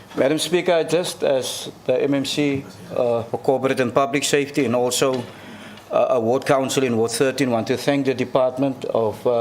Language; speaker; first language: English; non-native, local second language; Afrikaans